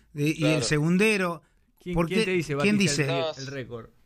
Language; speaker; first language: Spanish; native; Spanish